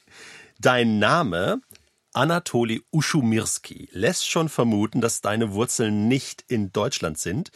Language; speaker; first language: German; native; German